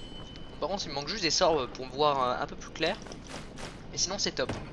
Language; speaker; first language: French; native; French